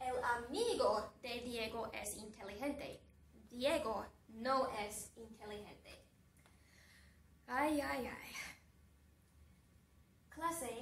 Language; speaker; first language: Spanish; non-native, fluent; English